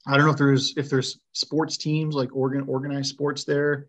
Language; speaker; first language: English; native; English